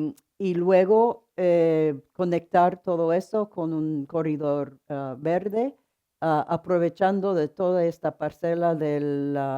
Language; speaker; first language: Spanish; non-native, fluent; English